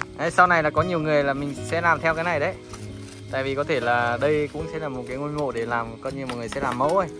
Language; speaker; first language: Vietnamese; non-native, local second language; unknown